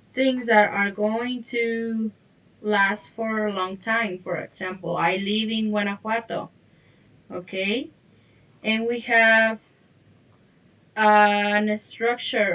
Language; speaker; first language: English; non-native, fluent; Spanish